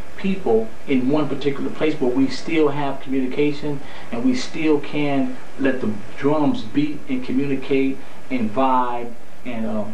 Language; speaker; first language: English; native; English